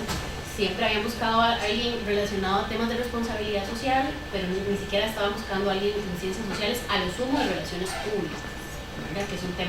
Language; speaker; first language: Spanish; native; Spanish